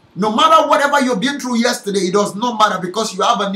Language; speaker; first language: English; non-native, local second language; Yoruba